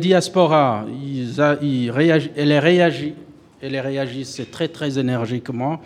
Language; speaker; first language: French; non-native, local second language; Rundi